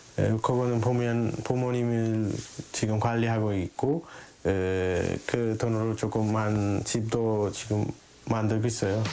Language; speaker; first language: Korean; non-native, fluent; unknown